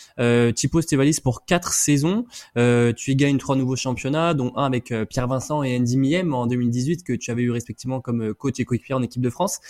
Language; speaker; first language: French; native; French